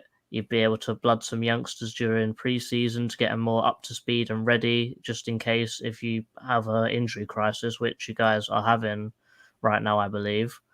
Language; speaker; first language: English; native; English